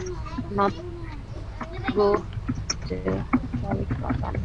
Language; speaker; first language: English; non-native, learner; Indonesian